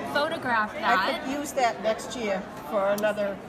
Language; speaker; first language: English; native; English